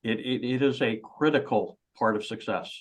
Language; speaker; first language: English; native; English